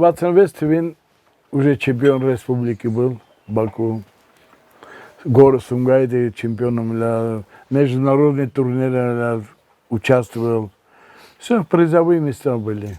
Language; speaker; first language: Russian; non-native, local second language; Armenian